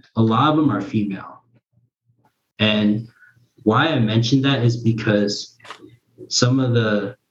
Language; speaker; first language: English; early bilingual, other home language; Korean